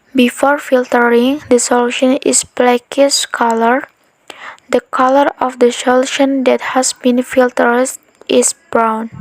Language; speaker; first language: English; non-native, learner; Indonesian